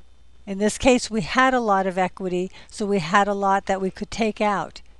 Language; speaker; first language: English; native; English